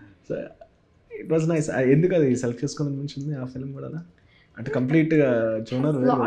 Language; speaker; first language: Telugu; native; Telugu